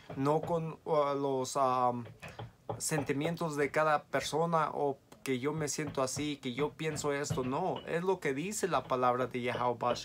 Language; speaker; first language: Spanish; early bilingual, heritage; Spanish